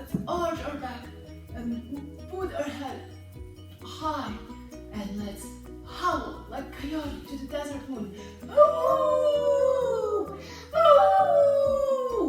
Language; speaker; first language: English; non-native, fluent; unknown